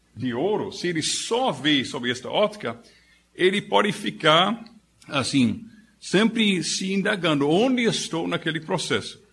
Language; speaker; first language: Portuguese; non-native, fluent; English